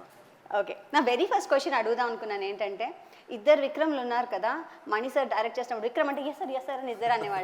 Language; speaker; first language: Telugu; native; Telugu